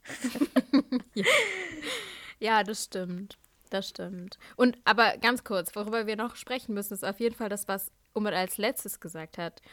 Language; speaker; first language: German; native; German